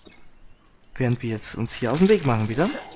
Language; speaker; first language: German; native; German